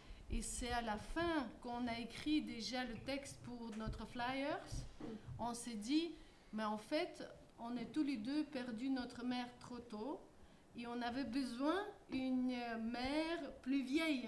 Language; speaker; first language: French; non-native, fluent; Russian